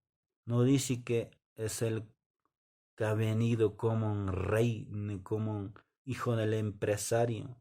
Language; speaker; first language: Spanish; non-native, local second language; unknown